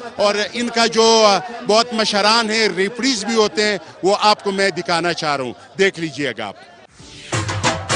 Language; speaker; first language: Urdu; non-native, local second language; Pashto